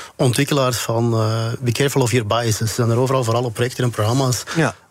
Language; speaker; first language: Dutch; native; Dutch